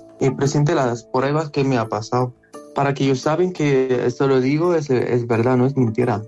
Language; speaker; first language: Spanish; non-native, learner; Arabic